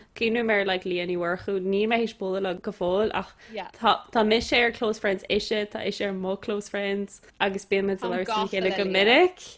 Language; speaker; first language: Irish; native; Irish